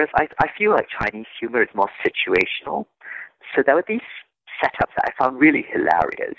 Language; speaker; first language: English; native; English